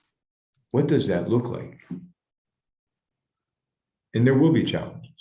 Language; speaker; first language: English; native; English